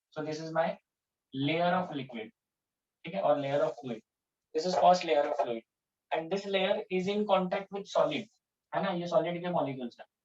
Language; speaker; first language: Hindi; non-native, local second language; Gujarati